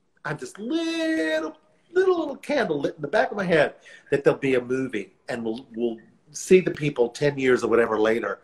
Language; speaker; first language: English; native; English